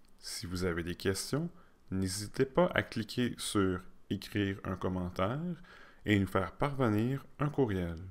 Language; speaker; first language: French; native; French